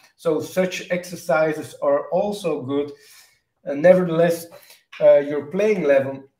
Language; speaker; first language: English; non-native, fluent; Dutch